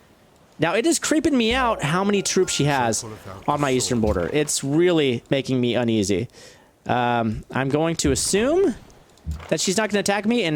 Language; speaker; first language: English; native; English